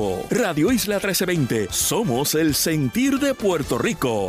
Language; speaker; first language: Spanish; native; Spanish